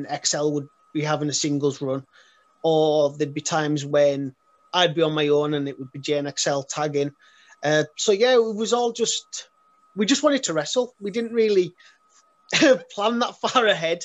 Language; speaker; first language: English; native; English